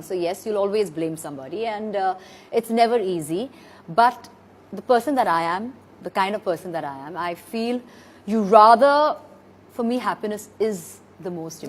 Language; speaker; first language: English; non-native, local second language; Hindi